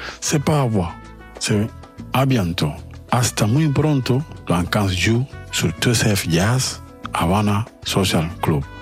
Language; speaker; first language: French; non-native, learner; Spanish